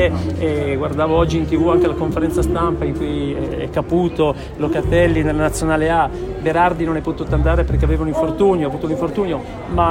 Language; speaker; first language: Italian; native; Italian